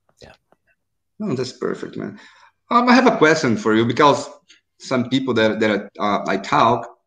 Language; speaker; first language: English; non-native, learner; Portuguese